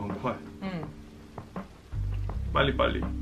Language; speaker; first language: Chinese; non-native, learner; Korean